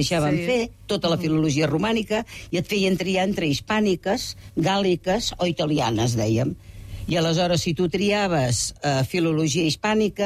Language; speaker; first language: Catalan; native; Catalan